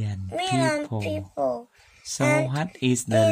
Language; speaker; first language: English; non-native, fluent; Vietnamese